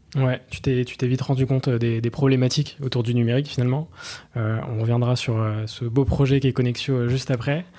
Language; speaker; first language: French; native; French